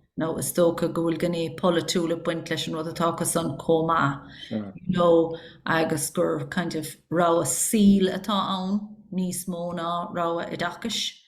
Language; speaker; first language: Irish; non-native, local second language; English